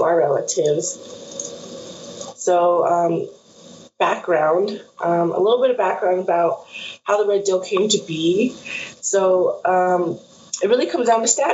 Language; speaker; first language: English; native; English